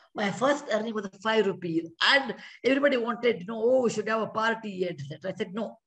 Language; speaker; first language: English; non-native, local second language; Kannada